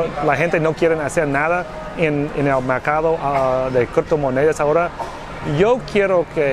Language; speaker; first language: Spanish; non-native, learner; English